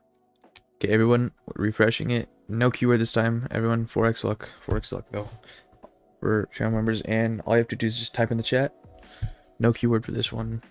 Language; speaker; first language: English; native; English